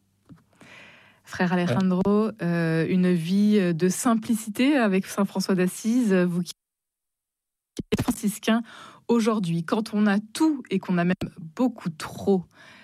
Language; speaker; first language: French; native; French